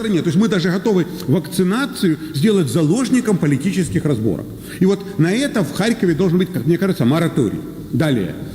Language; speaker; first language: Russian; native; Russian